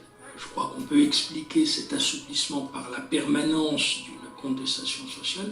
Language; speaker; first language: French; non-native, local second language; Kabyle